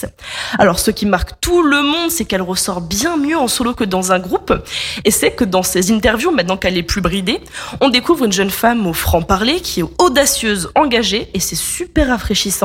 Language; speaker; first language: French; native; French